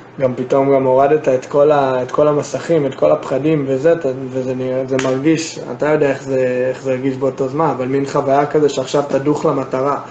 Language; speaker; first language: Hebrew; non-native, fluent; English